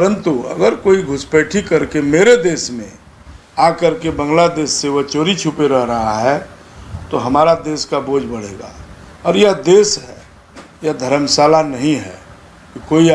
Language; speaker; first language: Hindi; native; Hindi